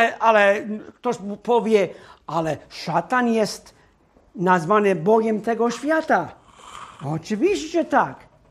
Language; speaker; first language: Polish; non-native, fluent; English